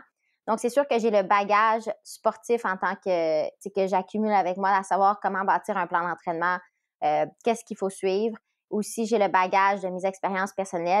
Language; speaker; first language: French; native; French